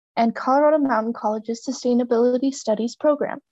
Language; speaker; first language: English; native; English